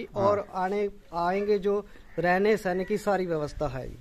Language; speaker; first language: Hindi; native; Hindi